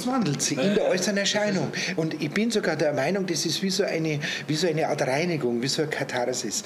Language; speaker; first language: German; native; German